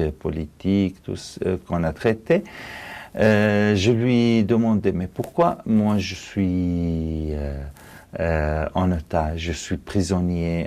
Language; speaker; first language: French; non-native, fluent; Arabic